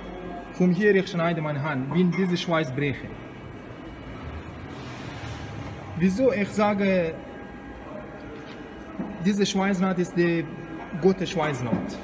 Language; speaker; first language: German; non-native, learner; Persian